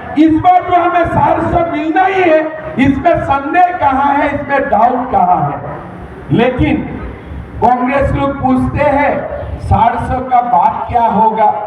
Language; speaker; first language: Hindi; non-native, local second language; Assamese